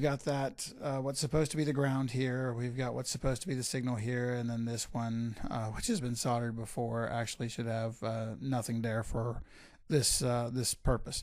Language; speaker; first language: English; native; English